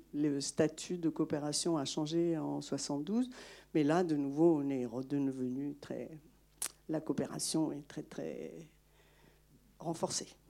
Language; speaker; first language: French; non-native, local second language; Malagasy